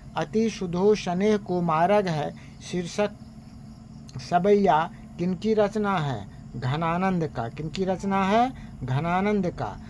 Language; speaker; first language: Hindi; native; Hindi